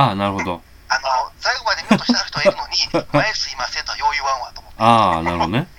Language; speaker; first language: Japanese; native; Japanese